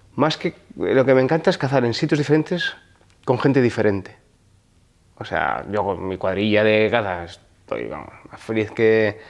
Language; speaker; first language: Spanish; non-native, local second language; Occitan